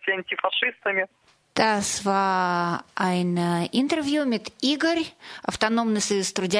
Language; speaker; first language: German; non-native, fluent; Russian